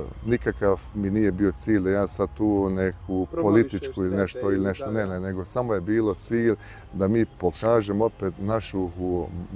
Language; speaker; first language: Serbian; early bilingual, heritage; Bosnian